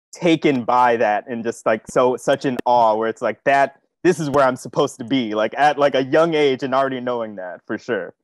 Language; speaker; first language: English; native; English